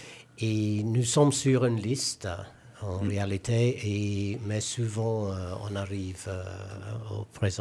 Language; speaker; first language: French; non-native, learner; English